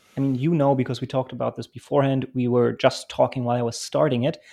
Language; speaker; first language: English; non-native, fluent; German